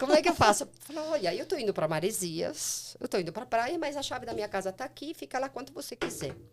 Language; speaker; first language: Portuguese; non-native, fluent; Italian